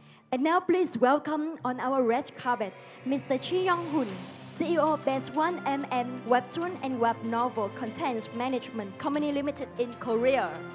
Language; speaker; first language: English; non-native, fluent; Vietnamese